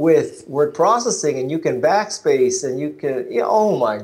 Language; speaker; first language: English; native; English